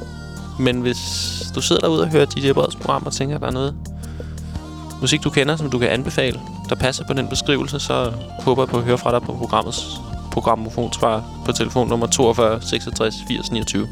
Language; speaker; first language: Danish; native; Danish